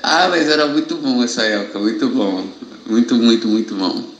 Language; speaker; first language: Portuguese; native; Portuguese